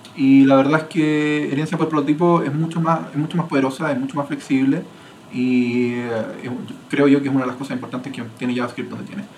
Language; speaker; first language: Spanish; native; Spanish